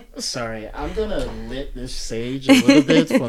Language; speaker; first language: English; non-native, local second language; Yoruba